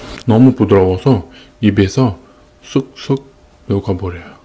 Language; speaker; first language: Korean; non-native, fluent; Uzbek